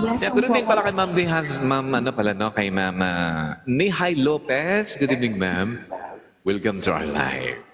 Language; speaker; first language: Filipino; native; Filipino